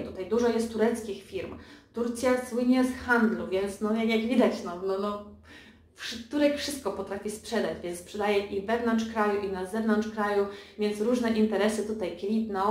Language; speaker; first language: Polish; early bilingual, heritage; Polish